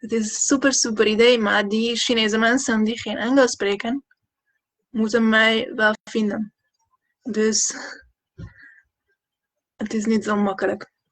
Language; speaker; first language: Dutch; non-native, fluent; Hungarian